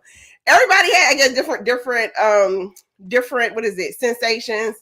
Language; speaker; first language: English; native; English